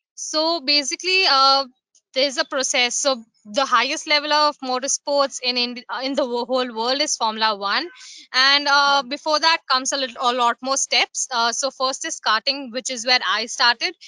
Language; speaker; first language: English; non-native, local second language; Gujarati